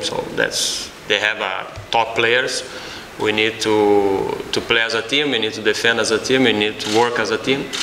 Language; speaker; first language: English; non-native, fluent; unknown